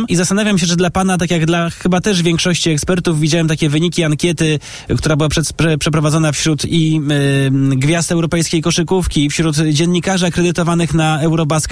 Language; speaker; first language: Polish; native; Polish